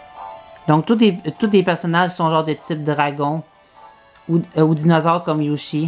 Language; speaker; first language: French; native; French